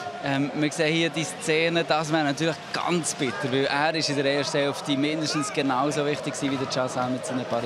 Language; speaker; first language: German; native; German